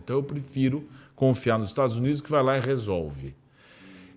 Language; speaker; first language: Portuguese; native; Portuguese